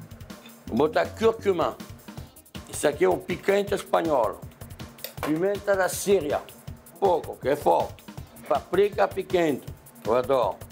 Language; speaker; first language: Portuguese; non-native, fluent; French